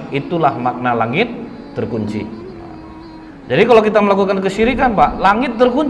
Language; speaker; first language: Indonesian; native; Indonesian